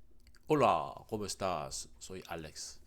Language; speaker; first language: Spanish; non-native, learner; Korean